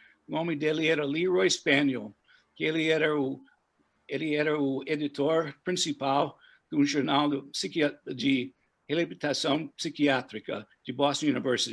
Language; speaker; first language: Portuguese; non-native, fluent; English